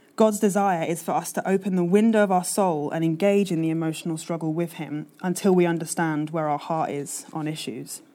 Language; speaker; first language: English; native; English